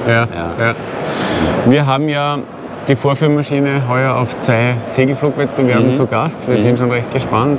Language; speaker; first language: German; native; German